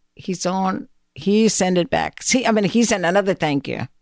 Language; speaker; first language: English; non-native, local second language; Malayalam